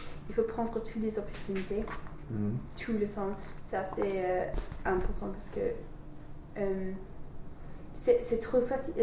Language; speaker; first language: French; non-native, learner; English